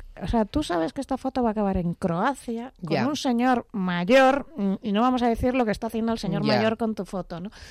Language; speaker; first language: Spanish; native; Spanish